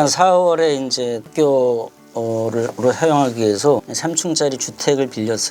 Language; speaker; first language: Korean; native; Korean